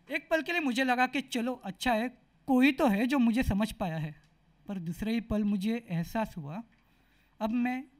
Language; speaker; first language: Hindi; non-native, local second language; Marathi